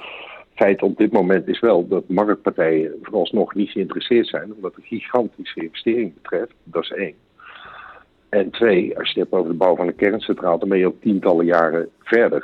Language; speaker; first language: Dutch; native; Dutch